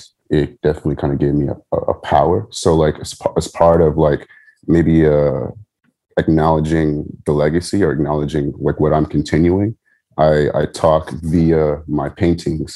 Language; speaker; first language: English; native; English